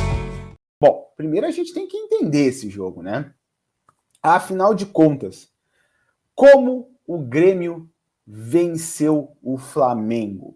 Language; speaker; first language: Portuguese; native; Portuguese